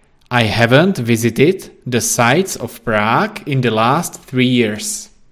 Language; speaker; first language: English; non-native, fluent; Czech